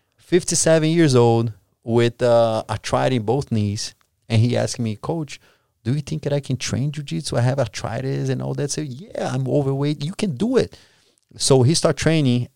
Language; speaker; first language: English; non-native, fluent; Portuguese